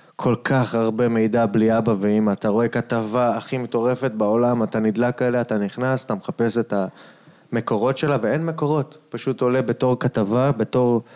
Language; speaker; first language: Hebrew; native; Hebrew